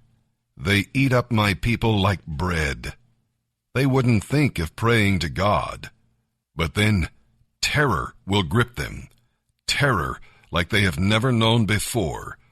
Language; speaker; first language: English; native; English